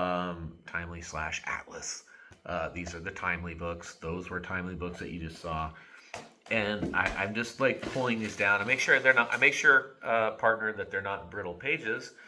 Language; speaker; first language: English; native; English